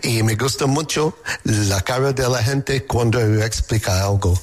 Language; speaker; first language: Spanish; non-native, learner; English